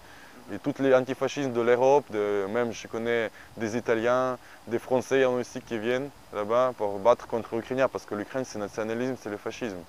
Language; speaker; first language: French; non-native, learner; Ukrainian